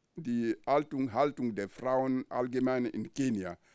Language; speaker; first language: German; non-native, fluent; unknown